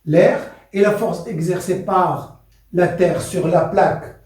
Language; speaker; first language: French; non-native, local second language; Arabic